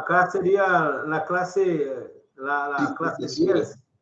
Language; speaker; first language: Spanish; non-native, learner; Portuguese